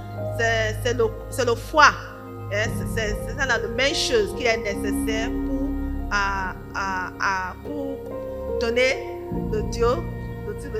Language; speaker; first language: French; non-native, learner; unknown